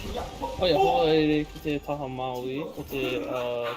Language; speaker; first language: Māori; non-native, local second language; English